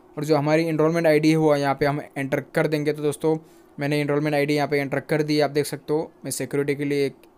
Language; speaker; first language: Hindi; non-native, local second language; Marathi